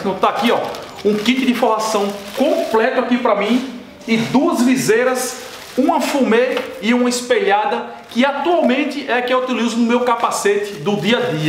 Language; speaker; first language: Portuguese; native; Portuguese